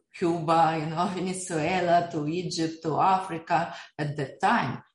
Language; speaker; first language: English; non-native, fluent; Russian